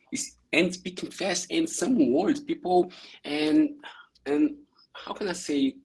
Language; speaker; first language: English; non-native, learner; Portuguese